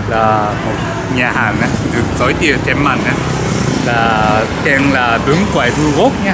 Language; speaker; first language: Vietnamese; non-native, learner; Japanese